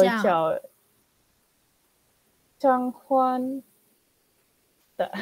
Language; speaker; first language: Chinese; non-native, learner; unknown